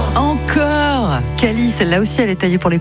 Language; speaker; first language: French; native; French